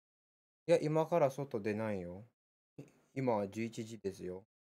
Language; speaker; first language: Japanese; early bilingual, heritage; Japanese